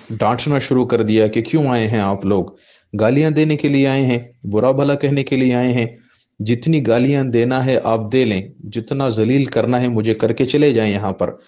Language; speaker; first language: Hindi; native; Hindi